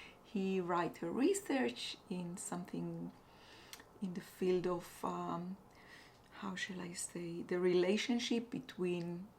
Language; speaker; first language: English; non-native, fluent; Hebrew